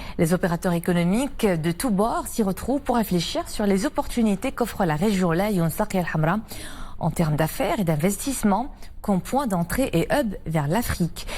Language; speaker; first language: French; non-native, local second language; Arabic